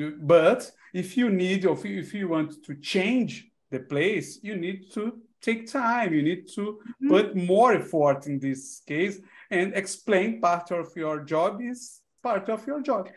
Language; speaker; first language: English; non-native, learner; Portuguese